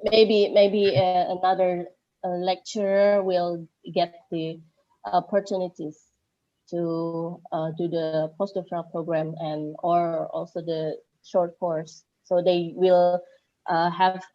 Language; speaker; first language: English; non-native, learner; Indonesian